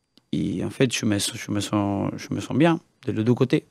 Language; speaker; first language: French; non-native, learner; Spanish